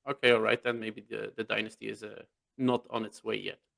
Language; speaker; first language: English; non-native, fluent; Dutch